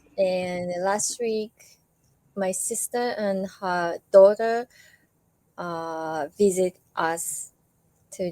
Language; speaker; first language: English; non-native, learner; Japanese